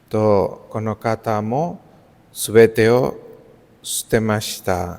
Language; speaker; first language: Japanese; non-native, learner; Spanish